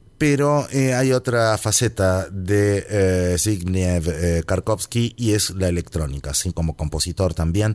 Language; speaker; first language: Spanish; native; Spanish